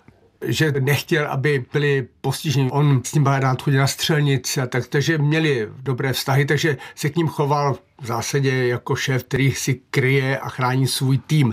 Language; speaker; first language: Czech; native; Czech